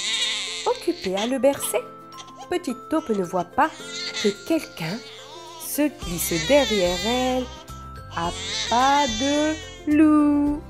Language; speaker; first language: French; native; French